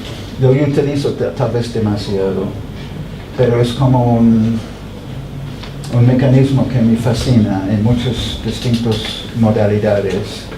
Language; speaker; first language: Spanish; non-native, fluent; English